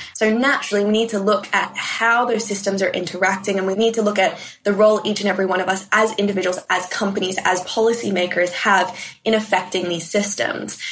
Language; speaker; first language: English; native; English